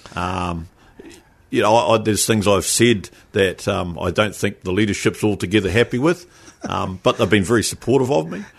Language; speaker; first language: English; native; English